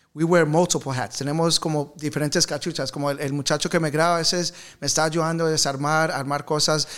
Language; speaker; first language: Spanish; early bilingual, heritage; Spanish